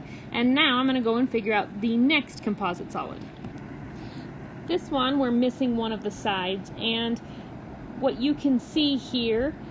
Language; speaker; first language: English; native; English